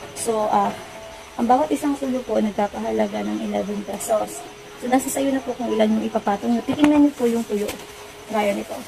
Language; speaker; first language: Filipino; non-native, local second language; Cebuano